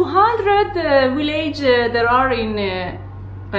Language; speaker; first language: English; non-native, learner; Persian